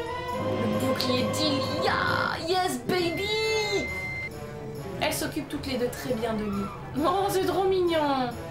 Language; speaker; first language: French; native; French